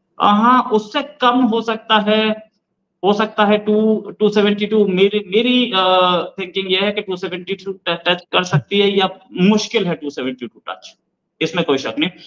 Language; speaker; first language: Hindi; native; Hindi